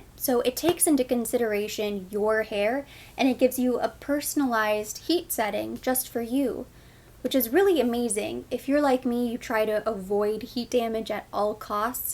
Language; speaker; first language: English; native; English